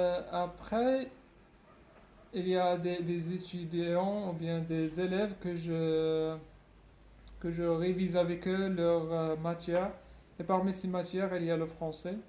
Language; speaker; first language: French; non-native, local second language; Arabic